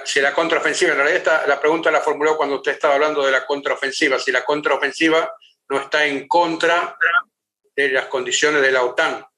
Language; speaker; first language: Spanish; native; Spanish